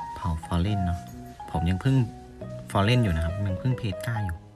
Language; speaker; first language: Thai; non-native, local second language; Northeastern Thai